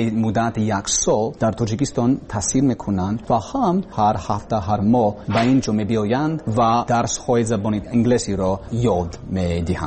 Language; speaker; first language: Persian; non-native, learner; English